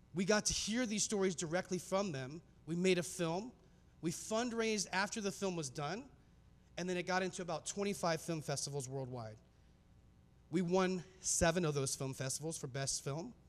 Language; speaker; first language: English; native; English